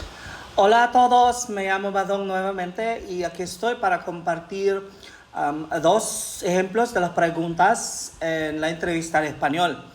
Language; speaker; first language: Spanish; non-native, learner; Filipino